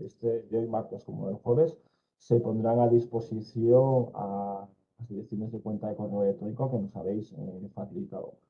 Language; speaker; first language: Spanish; native; Spanish